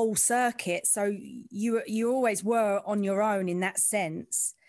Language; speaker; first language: English; native; English